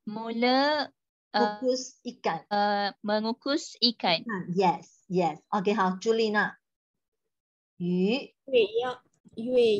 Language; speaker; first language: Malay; non-native, local second language; Chinese